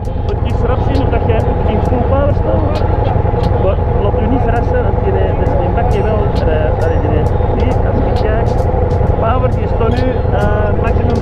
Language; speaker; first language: Dutch; native; Dutch